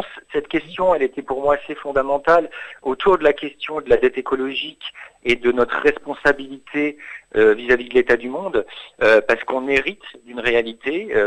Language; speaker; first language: French; native; French